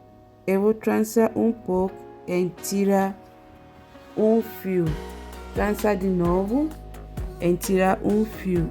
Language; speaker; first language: Portuguese; non-native, learner; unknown